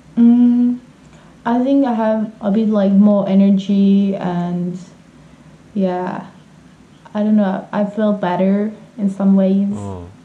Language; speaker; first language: English; non-native, fluent; Finnish